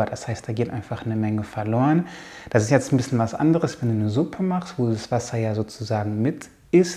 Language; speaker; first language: German; native; German